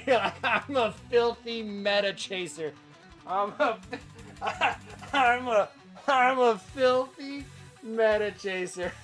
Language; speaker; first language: English; native; English